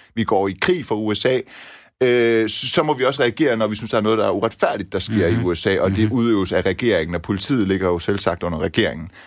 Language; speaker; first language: Danish; early bilingual, other home language; Persian